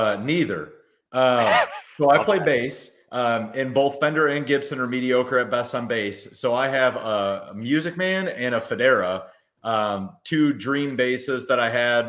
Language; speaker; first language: English; native; English